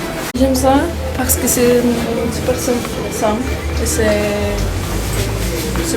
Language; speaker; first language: French; non-native, learner; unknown